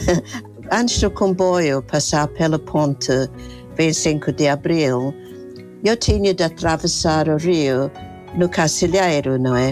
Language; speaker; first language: Portuguese; non-native, fluent; English